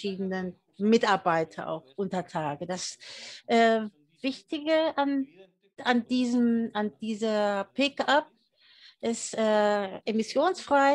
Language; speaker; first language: German; early bilingual, heritage; German